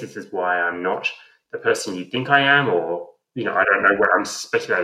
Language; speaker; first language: English; native; English